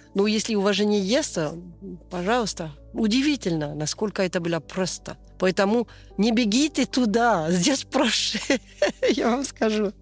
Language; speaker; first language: Russian; non-native, fluent; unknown